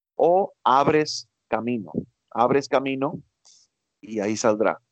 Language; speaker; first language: Spanish; early bilingual, heritage; Spanish